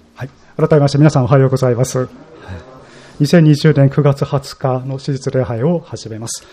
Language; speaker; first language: Japanese; native; Japanese